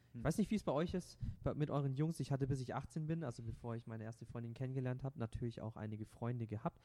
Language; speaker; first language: German; non-native, local second language; Vietnamese